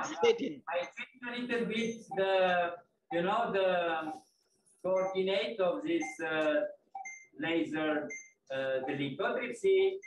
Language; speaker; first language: English; non-native, fluent; Romanian